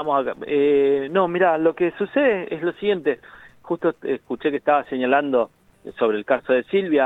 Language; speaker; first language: Spanish; native; Spanish